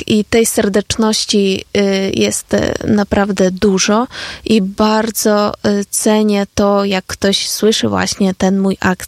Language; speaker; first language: Polish; non-native, fluent; Ukrainian